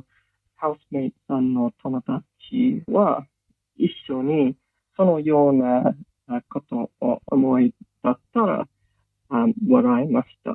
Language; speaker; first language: Japanese; non-native, learner; English